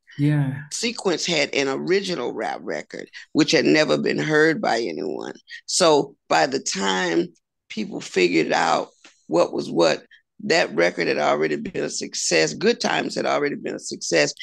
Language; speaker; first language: English; native; English